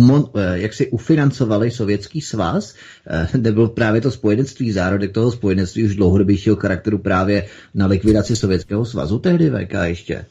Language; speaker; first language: Czech; native; Czech